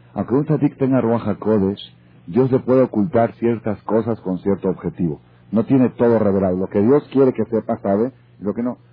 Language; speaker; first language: Spanish; native; Spanish